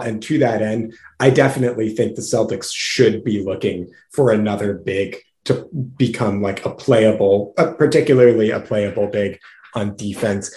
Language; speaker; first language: English; native; English